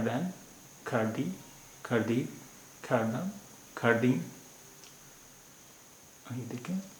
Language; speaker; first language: Persian; non-native, fluent; Urdu